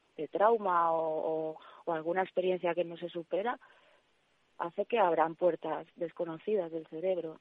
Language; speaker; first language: Spanish; native; Spanish